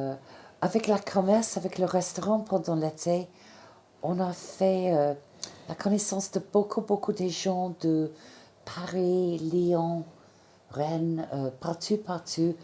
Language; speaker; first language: French; non-native, fluent; English